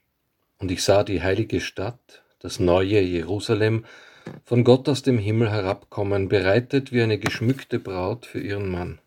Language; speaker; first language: German; native; German